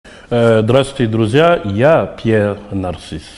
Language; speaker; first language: Russian; non-native, fluent; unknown